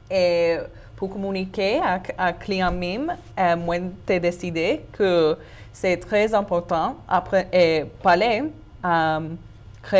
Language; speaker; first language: Haitian Creole; non-native, learner; English